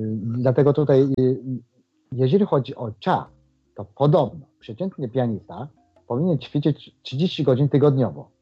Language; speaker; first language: Polish; non-native, fluent; Japanese